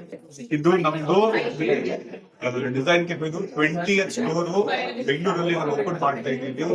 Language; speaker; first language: Kannada; non-native, local second language; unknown